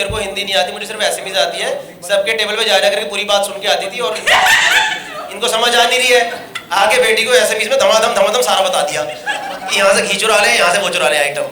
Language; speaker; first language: Hindi; native; Hindi